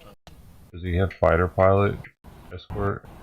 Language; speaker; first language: English; native; English